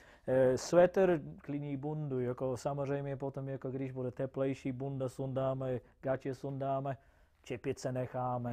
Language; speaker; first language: Czech; non-native, fluent; English